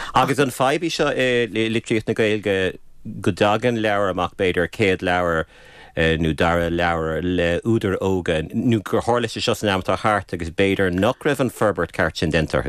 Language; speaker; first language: Irish; native; Irish